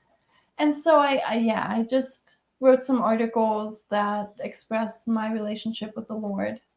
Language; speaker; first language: English; native; English